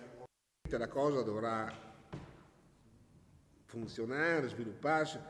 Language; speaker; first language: Italian; native; Italian